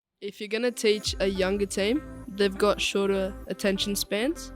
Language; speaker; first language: English; native; English